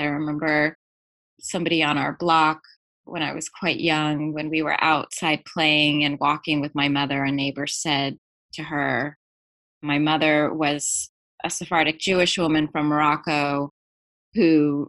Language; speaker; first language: English; native; English